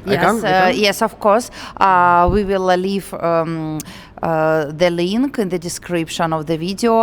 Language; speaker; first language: English; non-native, learner; Russian